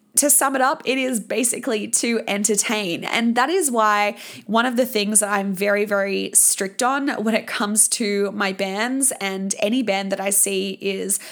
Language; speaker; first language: English; native; English